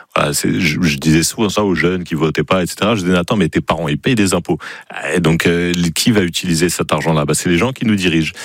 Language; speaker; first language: French; native; French